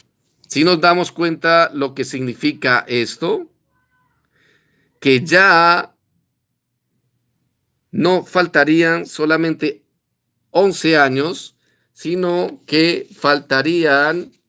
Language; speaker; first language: Spanish; native; Spanish